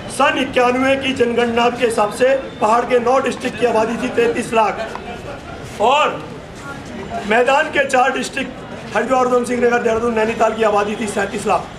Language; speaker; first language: Hindi; non-native, local second language; Garhwali